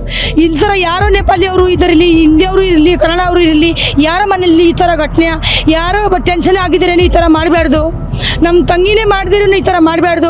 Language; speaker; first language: Kannada; non-native, fluent; Nepali